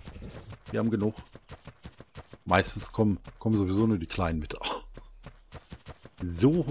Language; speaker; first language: German; native; German